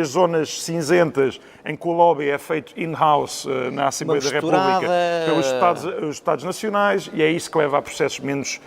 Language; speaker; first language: Portuguese; native; Portuguese